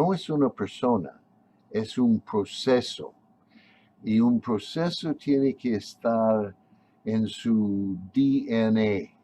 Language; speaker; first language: Spanish; non-native, fluent; English